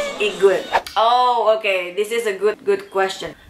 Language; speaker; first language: English; non-native, fluent; Indonesian